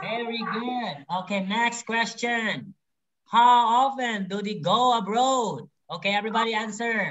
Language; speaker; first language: English; non-native, fluent; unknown